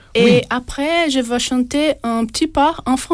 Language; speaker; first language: French; non-native, fluent; Portuguese